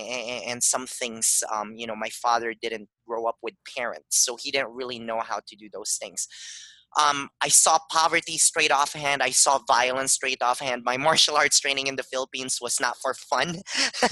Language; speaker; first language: English; non-native, local second language; Filipino